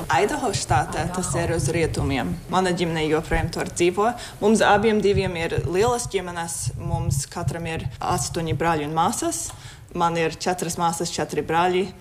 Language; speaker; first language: Latvian; non-native, fluent; English